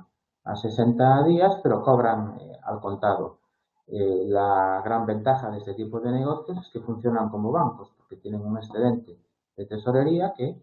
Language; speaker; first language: Spanish; native; Spanish